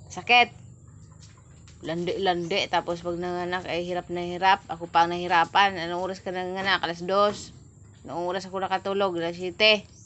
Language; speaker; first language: Filipino; native; Filipino